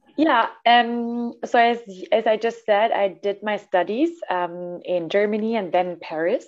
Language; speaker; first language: English; non-native, fluent; German